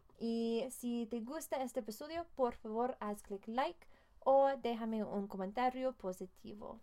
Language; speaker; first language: Spanish; non-native, fluent; English